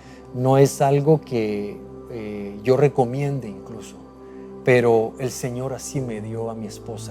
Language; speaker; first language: Spanish; native; Spanish